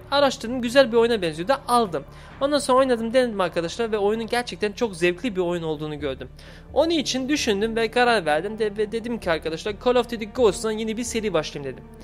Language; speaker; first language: Turkish; early bilingual, heritage; Turkish